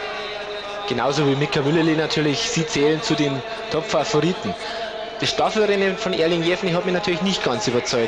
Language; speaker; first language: German; native; German